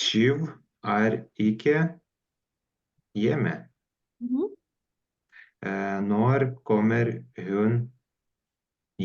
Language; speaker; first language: Norwegian; non-native, learner; Lithuanian